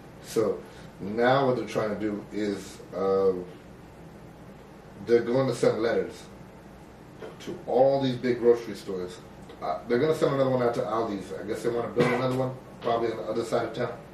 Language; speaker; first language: English; early bilingual, other home language; Spanish